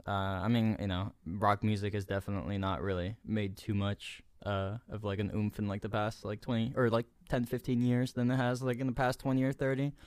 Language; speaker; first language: English; early bilingual, other home language; Spanish